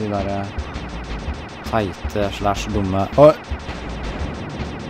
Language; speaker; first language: Norwegian; native; Norwegian